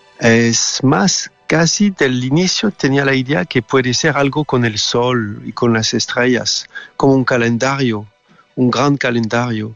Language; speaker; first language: Spanish; non-native, fluent; French